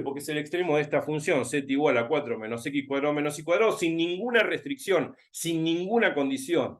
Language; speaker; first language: Spanish; native; Spanish